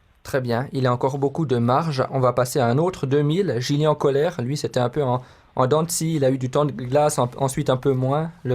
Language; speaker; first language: French; native; French